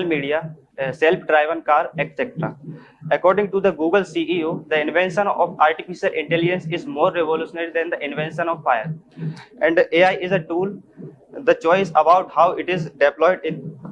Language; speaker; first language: English; non-native, learner; Hindi